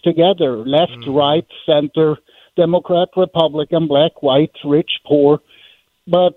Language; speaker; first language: English; non-native, fluent; Swedish